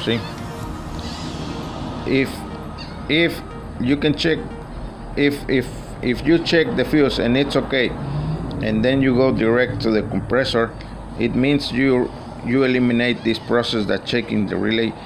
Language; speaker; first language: English; non-native, fluent; Spanish